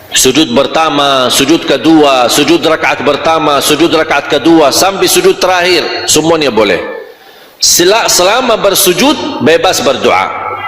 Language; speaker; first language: Malay; non-native, fluent; Arabic